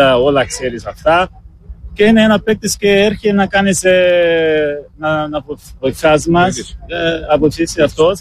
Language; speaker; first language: Greek; non-native, learner; Portuguese